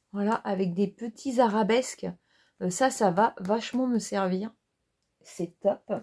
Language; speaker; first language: French; native; French